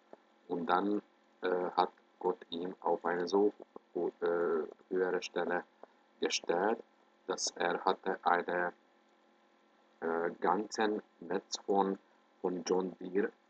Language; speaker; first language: German; non-native, fluent; Hungarian